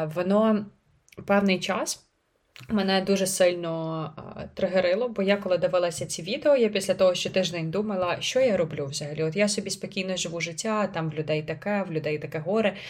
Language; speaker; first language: Ukrainian; native; Ukrainian